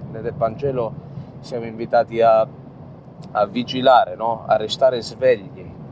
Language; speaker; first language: Italian; native; Italian